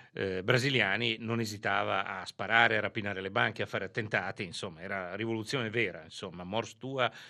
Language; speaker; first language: Italian; native; Italian